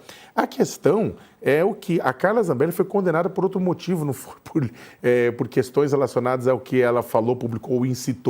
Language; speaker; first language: Portuguese; native; Portuguese